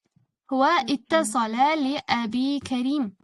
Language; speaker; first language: Arabic; non-native, fluent; Uzbek